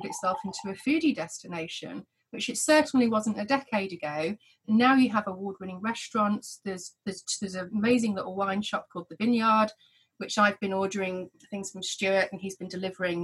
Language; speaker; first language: English; native; English